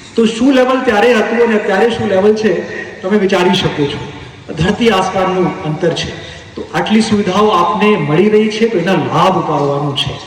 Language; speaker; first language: Gujarati; non-native, local second language; Hindi